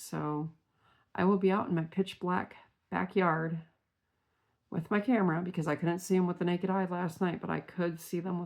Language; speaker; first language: English; native; English